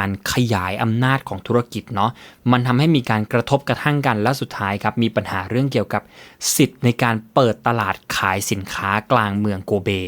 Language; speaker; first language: Thai; native; Thai